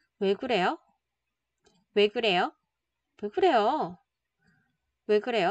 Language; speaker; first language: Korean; non-native, fluent; Vietnamese